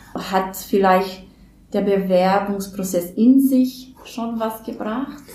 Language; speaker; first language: German; native; German